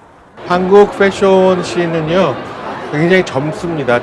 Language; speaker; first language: Korean; native; Korean